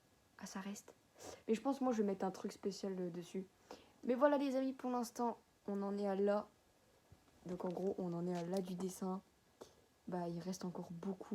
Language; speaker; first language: French; native; French